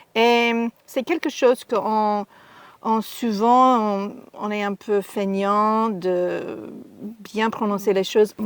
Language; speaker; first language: French; non-native, fluent; English